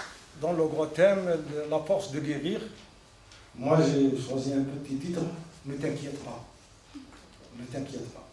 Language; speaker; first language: French; non-native, local second language; Arabic